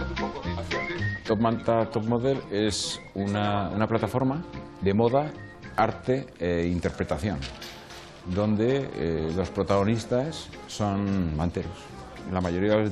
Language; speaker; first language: Spanish; native; Spanish